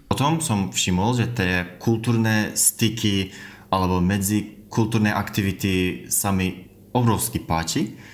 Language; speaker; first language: Slovak; non-native, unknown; Turkish